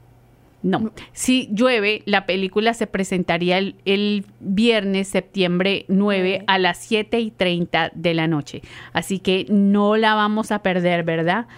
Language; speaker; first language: Spanish; native; Spanish